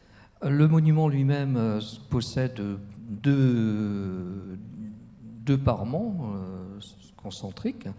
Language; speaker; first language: French; native; French